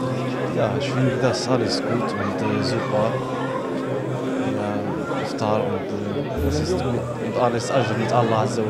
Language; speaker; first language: German; non-native, learner; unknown